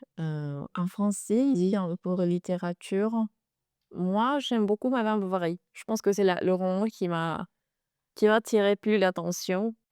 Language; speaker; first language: French; non-native, fluent; Spanish